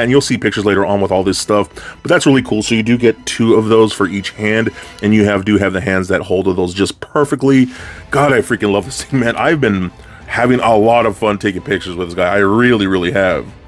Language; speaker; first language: English; native; English